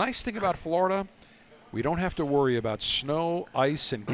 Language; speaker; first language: English; native; English